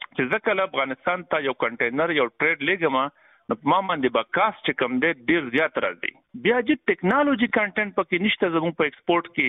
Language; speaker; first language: Pashto; native; Pashto